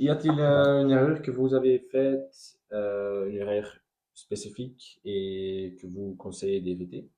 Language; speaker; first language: French; non-native, learner; Dutch